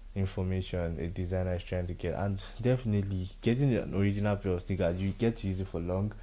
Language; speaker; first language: English; non-native, local second language; Yoruba